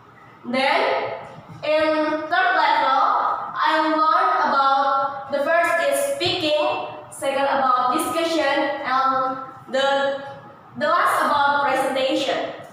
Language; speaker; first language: English; non-native, learner; Indonesian